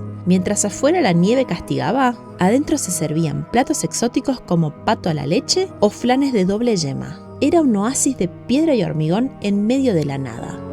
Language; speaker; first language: Spanish; native; Spanish